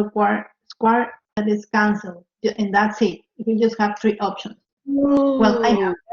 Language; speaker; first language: English; non-native, learner; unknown